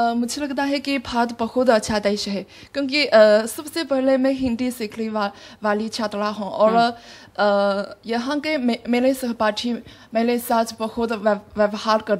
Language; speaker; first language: Hindi; non-native, fluent; Chinese